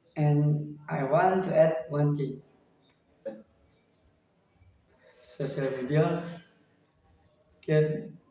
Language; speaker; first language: English; non-native, learner; Indonesian